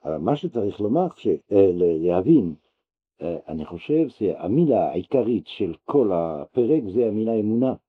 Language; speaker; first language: Hebrew; non-native, fluent; French